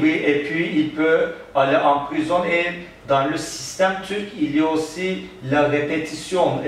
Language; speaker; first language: French; non-native, learner; Turkish